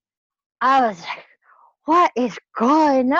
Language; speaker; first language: English; non-native, fluent; Japanese